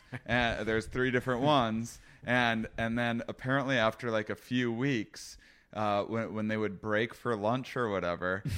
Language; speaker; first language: English; native; English